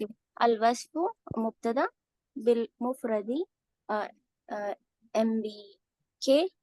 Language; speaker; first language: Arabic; non-native, learner; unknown